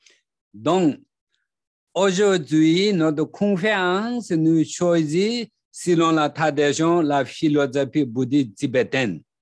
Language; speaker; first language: French; non-native, learner; Tibetan